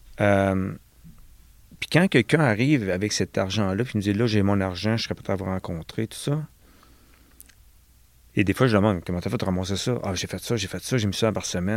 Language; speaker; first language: French; native; French